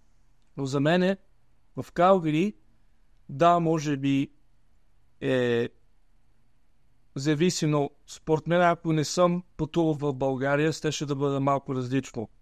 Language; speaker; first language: Bulgarian; early bilingual, heritage; Bulgarian